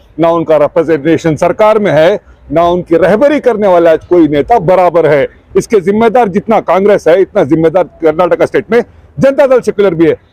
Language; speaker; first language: Hindi; non-native, local second language; Urdu